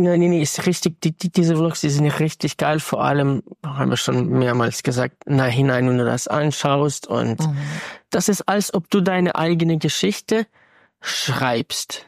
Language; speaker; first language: German; non-native, fluent; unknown